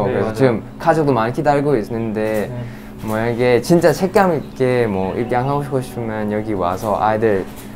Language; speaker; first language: Korean; non-native, fluent; Thai